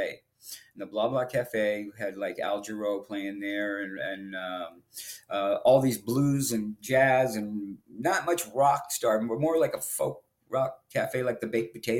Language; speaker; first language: English; native; English